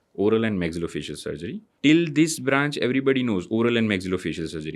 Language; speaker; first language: English; non-native, local second language; Gujarati